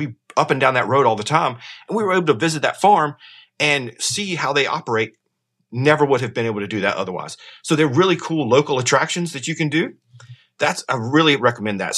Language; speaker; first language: English; native; English